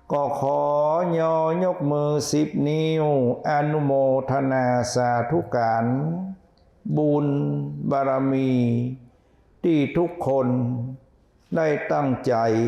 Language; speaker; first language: Thai; native; Thai